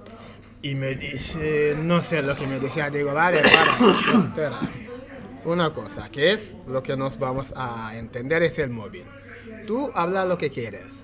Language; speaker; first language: Spanish; non-native, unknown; Wolof